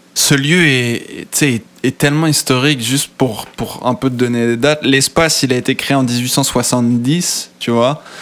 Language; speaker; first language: French; native; French